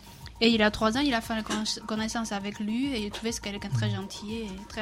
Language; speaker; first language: French; non-native, fluent; Chinese